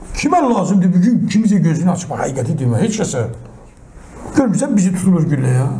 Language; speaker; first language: Azerbaijani; non-native, local second language; Talysh